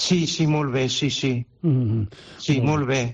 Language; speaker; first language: Catalan; non-native, local second language; Spanish